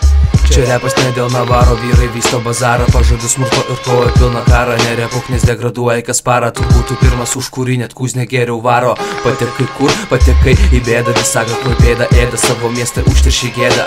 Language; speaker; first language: Lithuanian; native; Lithuanian